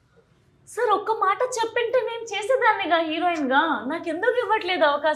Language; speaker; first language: Telugu; native; Telugu